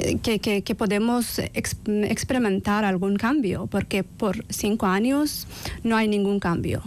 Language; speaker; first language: Spanish; non-native, learner; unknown